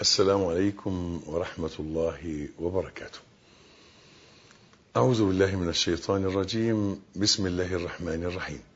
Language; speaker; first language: Arabic; native; Arabic